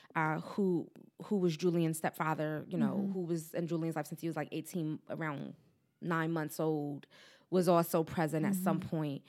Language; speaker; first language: English; native; English